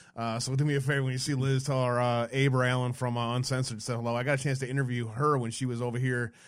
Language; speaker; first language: English; native; English